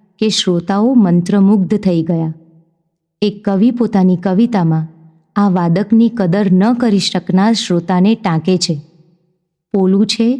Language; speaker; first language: Gujarati; native; Gujarati